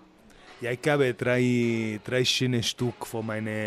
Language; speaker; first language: German; non-native, learner; Italian